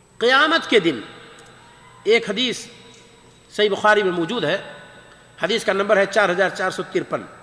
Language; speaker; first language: Urdu; native; Urdu